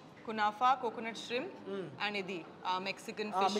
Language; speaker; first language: Telugu; non-native, local second language; Bangla